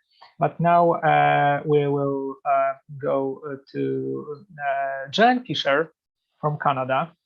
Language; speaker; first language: English; non-native, fluent; Polish